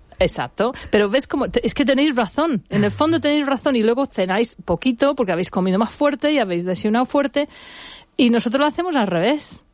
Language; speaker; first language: Spanish; non-native, fluent; English